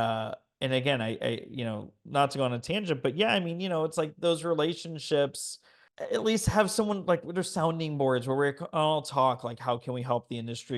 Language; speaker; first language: English; native; English